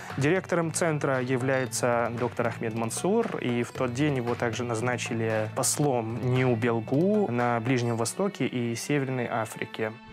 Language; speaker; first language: Russian; non-native, fluent; Arabic